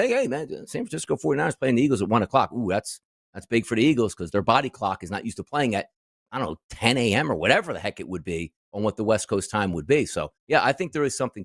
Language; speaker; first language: English; native; English